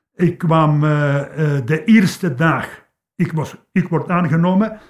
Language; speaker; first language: Dutch; non-native, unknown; Polish